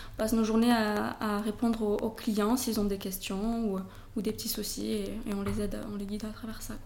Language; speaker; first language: French; native; French